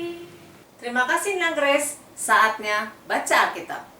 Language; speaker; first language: Indonesian; native; Indonesian